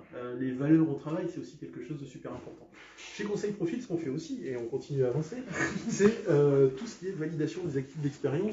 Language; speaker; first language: French; native; French